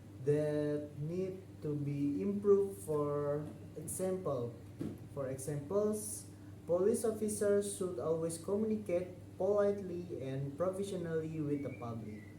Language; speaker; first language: English; non-native, fluent; Indonesian